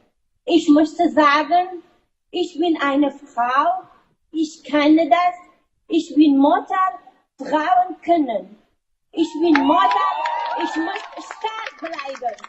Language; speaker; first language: German; non-native, learner; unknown